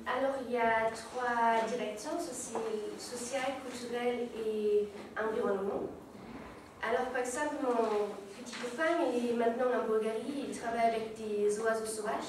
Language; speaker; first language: French; non-native, learner; German